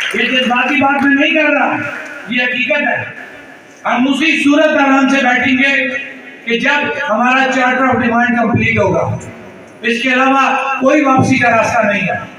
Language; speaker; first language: Hindi; non-native, local second language; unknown